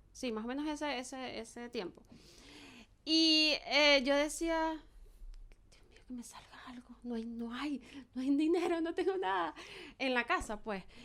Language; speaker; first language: Spanish; native; Spanish